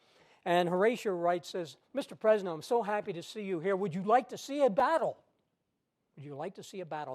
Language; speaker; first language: English; native; English